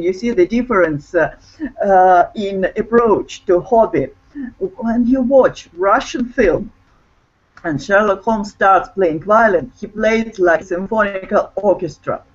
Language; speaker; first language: English; non-native, fluent; Russian